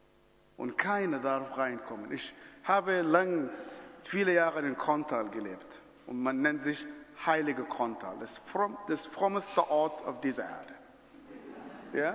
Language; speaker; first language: German; non-native, fluent; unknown